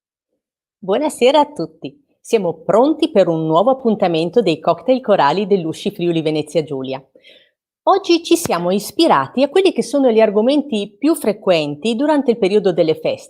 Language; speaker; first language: Italian; native; Italian